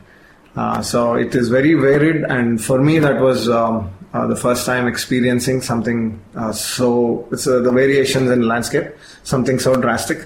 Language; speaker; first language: English; non-native, local second language; Kannada